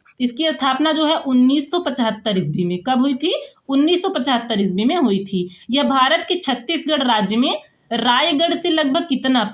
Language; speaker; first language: Hindi; native; Hindi